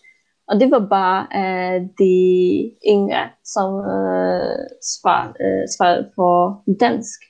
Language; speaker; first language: Danish; non-native, fluent; Polish